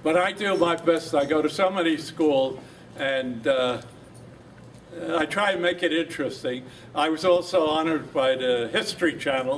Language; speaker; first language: English; native; English